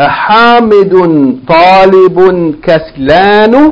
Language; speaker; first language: Arabic; non-native, fluent; English